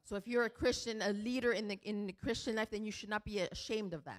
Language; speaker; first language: English; early bilingual, other home language; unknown